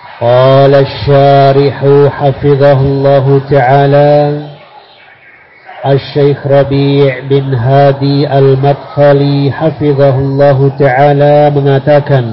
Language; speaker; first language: Arabic; non-native, fluent; Indonesian